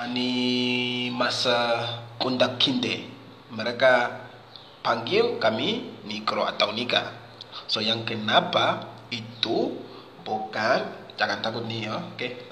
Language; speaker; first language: Malay; non-native, fluent; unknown